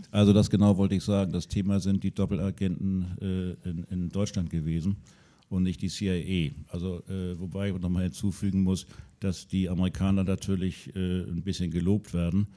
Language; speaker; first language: German; native; German